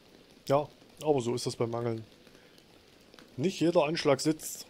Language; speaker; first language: German; native; German